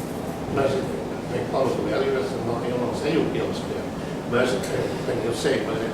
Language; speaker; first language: Portuguese; non-native, fluent; Dutch